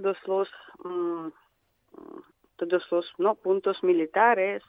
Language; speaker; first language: Spanish; non-native, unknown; Russian